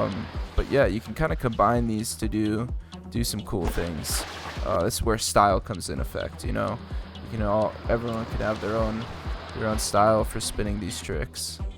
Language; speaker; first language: English; native; English